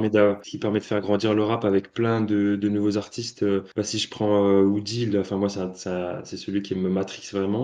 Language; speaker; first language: French; native; French